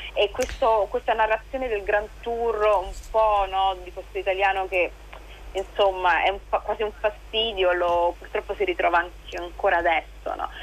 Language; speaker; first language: Italian; native; Italian